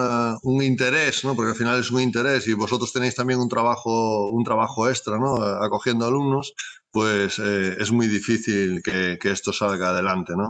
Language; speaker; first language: Spanish; native; Spanish